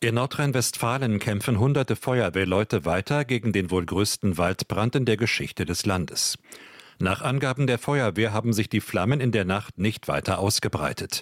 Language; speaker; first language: German; native; German